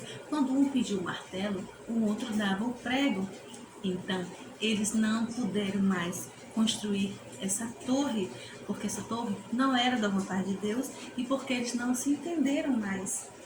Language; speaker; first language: Portuguese; native; Portuguese